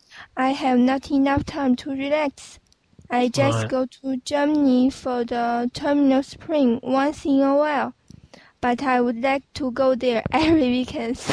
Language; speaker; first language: English; non-native, learner; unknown